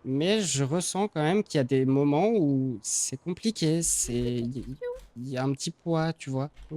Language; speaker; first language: French; native; French